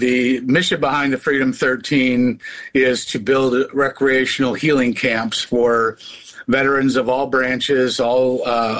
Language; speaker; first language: English; native; English